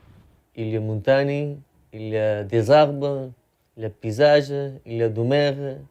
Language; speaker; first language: French; non-native, learner; Pashto